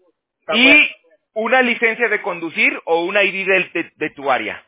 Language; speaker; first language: Spanish; native; Spanish